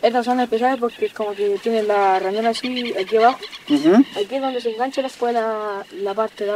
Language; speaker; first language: Spanish; native; Spanish